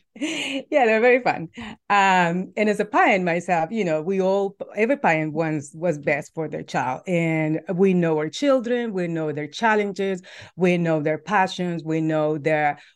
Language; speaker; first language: English; non-native, fluent; Spanish